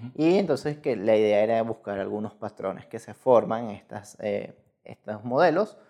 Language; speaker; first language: Spanish; native; Spanish